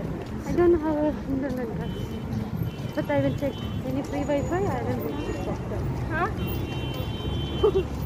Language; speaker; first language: English; non-native, local second language; Filipino